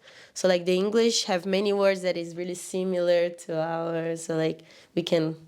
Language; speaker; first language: English; non-native, learner; Portuguese